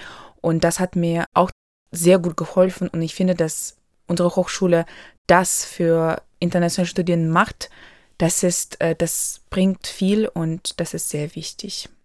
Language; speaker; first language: German; non-native, local second language; Ukrainian